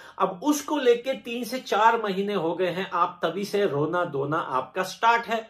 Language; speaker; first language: Hindi; native; Hindi